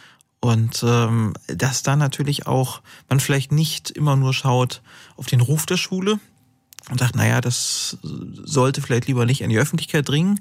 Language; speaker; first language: German; native; German